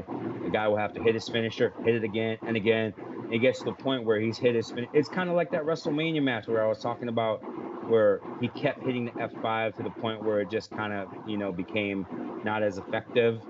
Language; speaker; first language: English; native; English